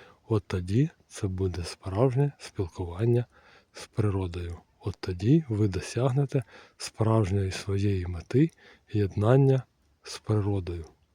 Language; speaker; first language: Ukrainian; non-native, local second language; Russian